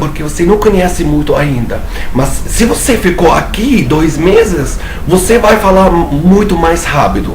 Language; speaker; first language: Portuguese; non-native, fluent; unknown